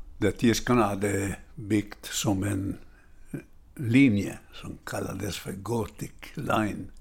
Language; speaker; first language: Swedish; non-native, fluent; Italian